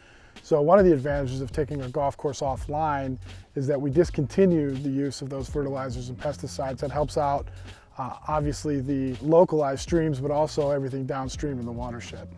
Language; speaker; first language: English; native; English